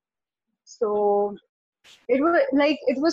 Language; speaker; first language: English; non-native, local second language; Urdu